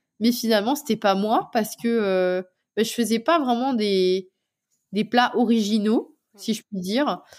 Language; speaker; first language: French; non-native, local second language; Morisyen